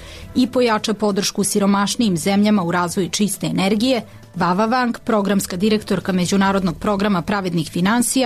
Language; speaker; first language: Serbian; native; Serbian